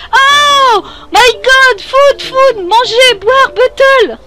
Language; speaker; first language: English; non-native, learner; French